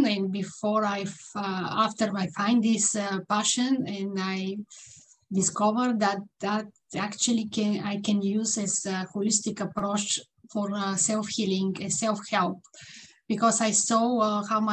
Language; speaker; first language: English; non-native, fluent; Bulgarian